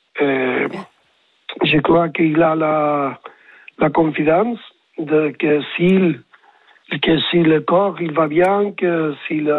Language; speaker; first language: French; non-native, learner; Spanish